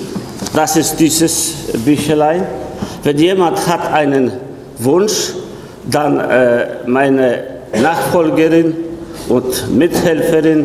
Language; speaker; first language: German; non-native, fluent; Polish